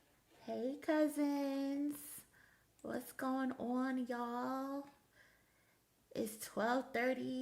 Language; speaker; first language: English; native; English